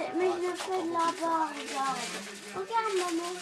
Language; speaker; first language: French; native; French